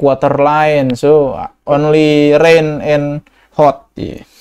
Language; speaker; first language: English; non-native, learner; Indonesian